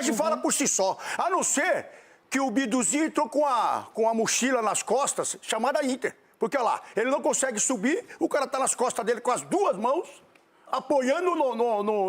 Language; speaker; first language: Portuguese; native; Portuguese